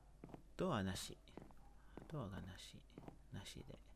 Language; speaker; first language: Japanese; non-native, learner; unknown